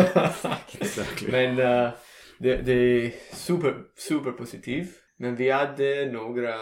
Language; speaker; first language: Swedish; non-native, learner; Italian